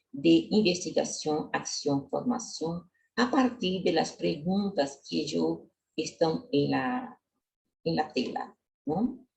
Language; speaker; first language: Spanish; non-native, learner; Portuguese